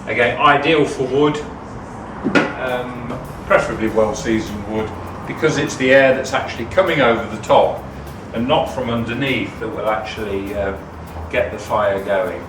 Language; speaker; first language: English; native; English